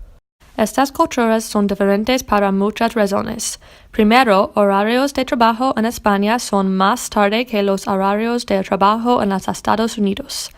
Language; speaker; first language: Spanish; non-native, learner; English